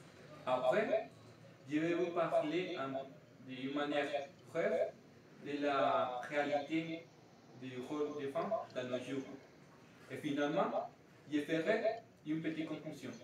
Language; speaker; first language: French; non-native, learner; Spanish